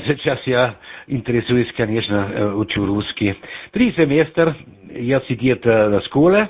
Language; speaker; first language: Russian; non-native, learner; German